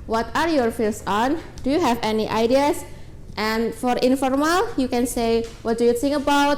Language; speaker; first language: English; non-native, learner; Indonesian